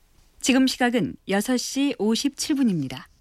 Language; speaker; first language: Korean; native; Korean